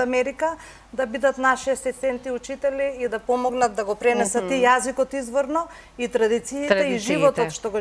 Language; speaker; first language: Macedonian; native; Macedonian